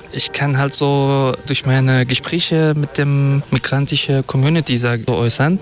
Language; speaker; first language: German; non-native, fluent; Kurdish